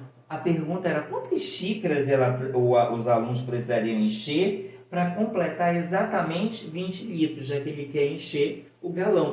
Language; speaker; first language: Portuguese; native; Portuguese